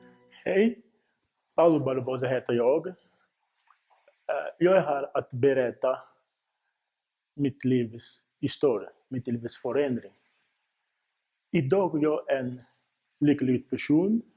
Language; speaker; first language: Swedish; non-native, fluent; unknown